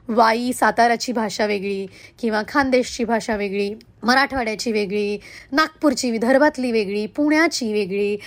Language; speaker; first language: Marathi; non-native, local second language; Hindi